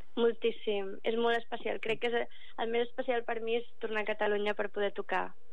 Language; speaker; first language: Catalan; early bilingual, other home language; English